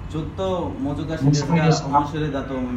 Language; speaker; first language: Japanese; non-native, learner; Bangla